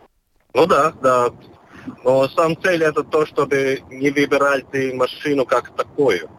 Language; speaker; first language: Russian; non-native, local second language; Latvian